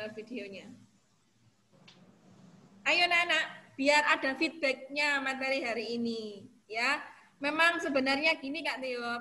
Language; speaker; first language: Indonesian; native; Indonesian